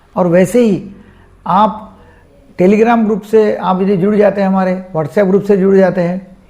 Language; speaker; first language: Hindi; non-native, local second language; Marathi